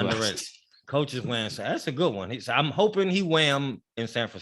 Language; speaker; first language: English; native; English